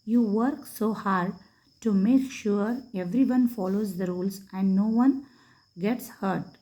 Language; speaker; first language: English; non-native, local second language; Kannada